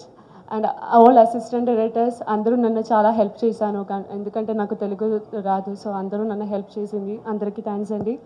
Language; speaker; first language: Telugu; non-native, learner; Malayalam